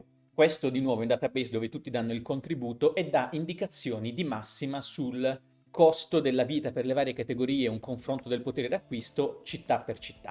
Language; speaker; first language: Italian; native; Italian